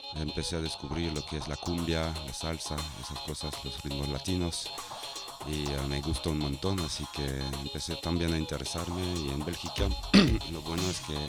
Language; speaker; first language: Spanish; non-native, fluent; French